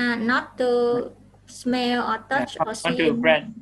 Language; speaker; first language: English; non-native, fluent; Vietnamese